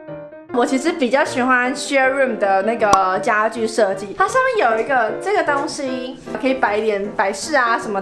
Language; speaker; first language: Chinese; native; Chinese